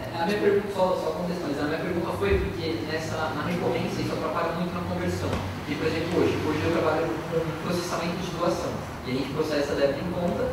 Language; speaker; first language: Portuguese; native; Portuguese